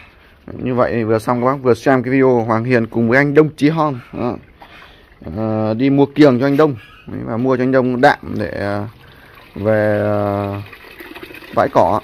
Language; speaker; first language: Vietnamese; native; Vietnamese